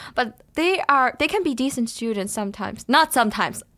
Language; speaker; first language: English; non-native, fluent; Chinese